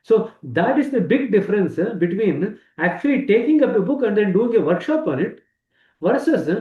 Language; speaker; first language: English; non-native, local second language; Kannada